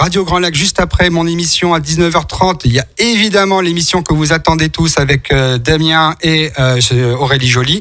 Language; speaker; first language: French; native; French